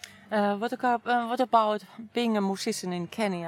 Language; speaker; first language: English; non-native, fluent; Finnish